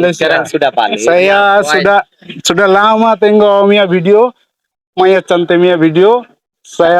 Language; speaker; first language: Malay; non-native, learner; Bangla